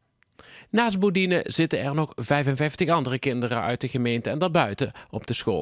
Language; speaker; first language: Dutch; native; Dutch